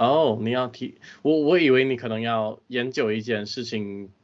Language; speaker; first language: Chinese; non-native, fluent; English